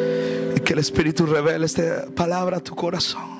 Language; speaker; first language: Spanish; native; Spanish